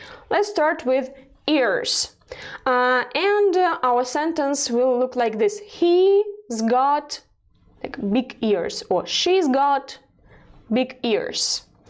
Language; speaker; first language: English; non-native, fluent; Russian